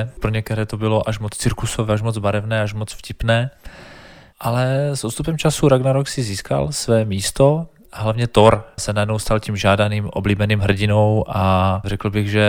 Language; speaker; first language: Czech; native; Czech